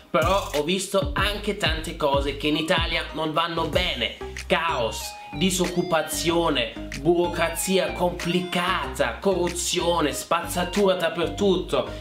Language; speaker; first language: Italian; non-native, fluent; German